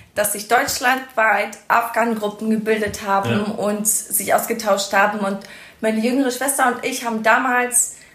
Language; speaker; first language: German; early bilingual, other home language; Persian